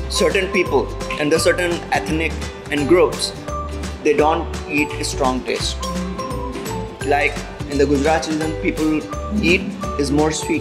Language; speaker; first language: English; non-native, local second language; Hindi